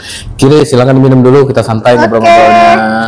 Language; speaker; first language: Indonesian; native; Indonesian